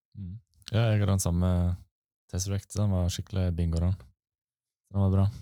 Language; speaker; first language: Norwegian; native; Norwegian